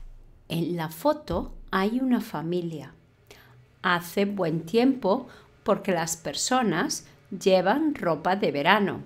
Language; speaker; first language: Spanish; non-native, fluent; English